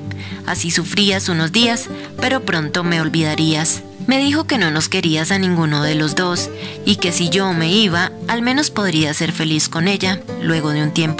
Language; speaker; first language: Spanish; native; Spanish